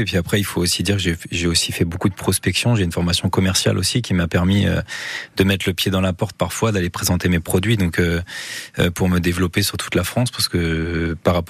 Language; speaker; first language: French; native; French